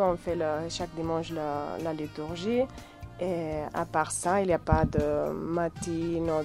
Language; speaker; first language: French; non-native, fluent; Catalan